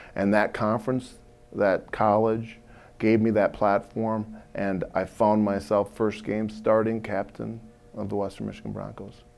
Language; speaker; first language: English; native; English